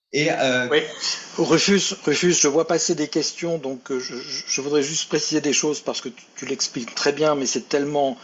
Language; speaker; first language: French; native; French